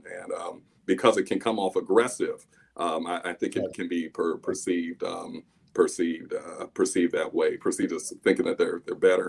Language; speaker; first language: English; native; English